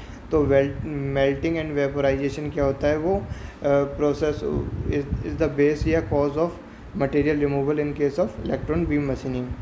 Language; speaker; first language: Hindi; native; Hindi